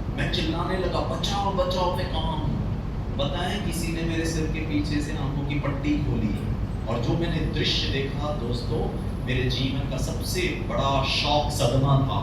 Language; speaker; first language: Hindi; non-native, local second language; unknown